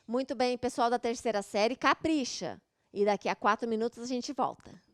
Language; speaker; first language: Portuguese; native; Portuguese